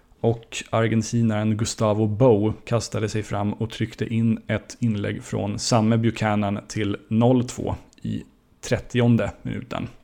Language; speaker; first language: Swedish; native; Swedish